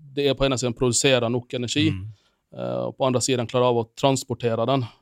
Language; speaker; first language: Norwegian; non-native, fluent; Finnish